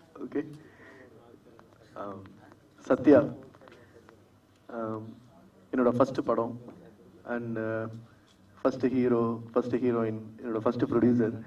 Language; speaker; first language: Tamil; non-native, fluent; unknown